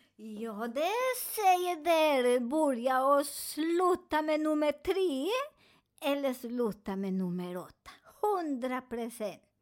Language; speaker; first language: Swedish; non-native, learner; Spanish